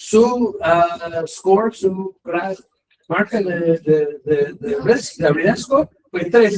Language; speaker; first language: Spanish; non-native, learner; English